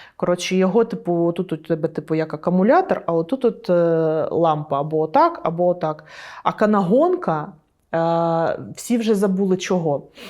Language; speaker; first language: Ukrainian; non-native, local second language; Russian